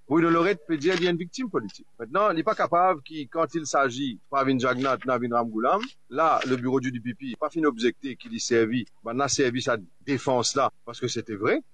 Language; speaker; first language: French; non-native, local second language; Morisyen